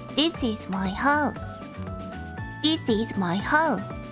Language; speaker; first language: English; non-native, learner; Japanese